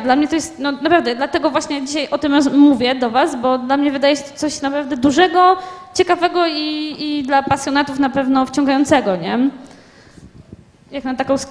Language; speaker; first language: Polish; native; Polish